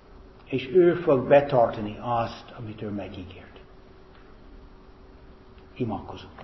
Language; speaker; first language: Hungarian; non-native, fluent; English